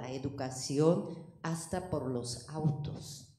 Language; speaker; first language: Spanish; non-native, fluent; Korean